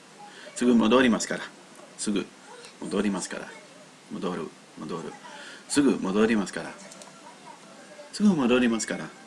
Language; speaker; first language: Japanese; non-native, learner; English